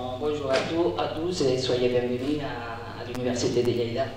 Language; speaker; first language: French; non-native, learner; Catalan